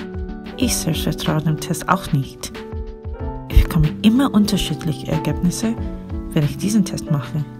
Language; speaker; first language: German; non-native, fluent; Korean